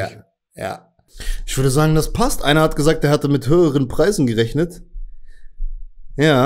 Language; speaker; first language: German; native; German